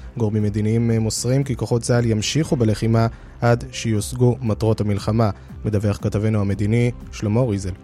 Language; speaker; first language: Hebrew; native; Hebrew